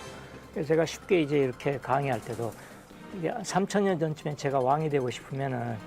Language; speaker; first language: Korean; native; Korean